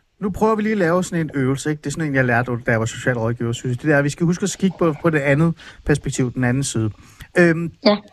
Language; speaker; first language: Danish; early bilingual, other home language; Persian